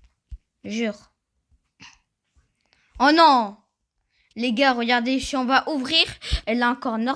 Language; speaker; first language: French; native; French